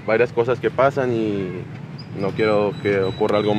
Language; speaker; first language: Spanish; native; Spanish